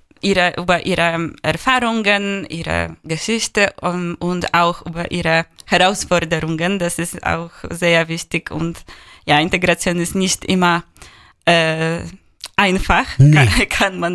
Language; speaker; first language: German; non-native, fluent; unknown